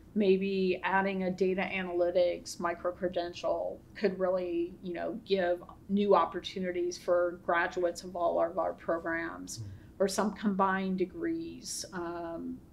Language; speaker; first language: English; native; English